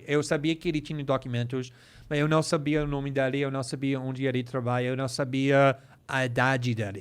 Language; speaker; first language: Portuguese; non-native, fluent; English